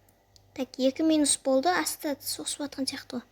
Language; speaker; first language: Kazakh; native; Kazakh